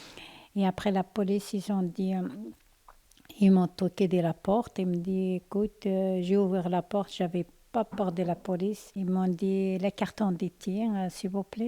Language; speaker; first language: French; non-native, learner; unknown